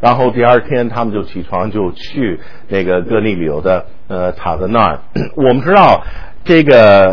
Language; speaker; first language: Chinese; non-native, fluent; English